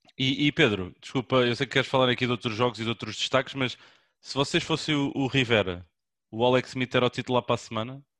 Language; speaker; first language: Portuguese; native; Portuguese